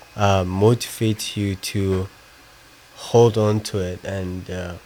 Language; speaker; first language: English; non-native, fluent; Somali